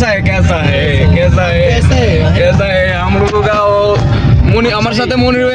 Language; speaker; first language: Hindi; non-native, learner; Bangla